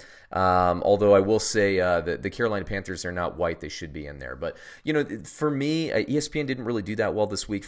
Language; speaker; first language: English; native; English